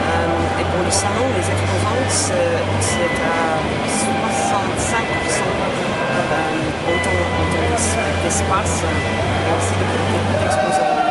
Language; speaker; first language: French; non-native, fluent; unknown